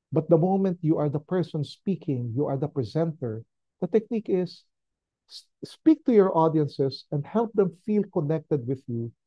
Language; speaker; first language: English; non-native, local second language; Filipino